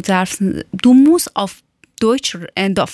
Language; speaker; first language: German; non-native, learner; Persian